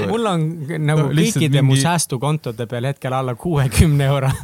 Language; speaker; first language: Estonian; native; Estonian